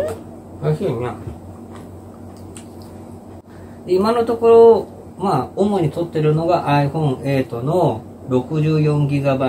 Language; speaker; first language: Japanese; native; Japanese